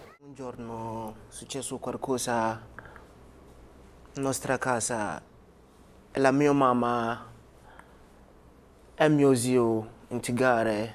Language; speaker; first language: Italian; non-native, learner; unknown